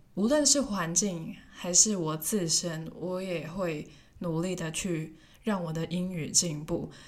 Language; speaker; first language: Chinese; non-native, local second language; Cantonese